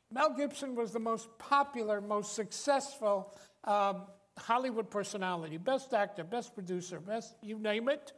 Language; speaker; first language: English; native; English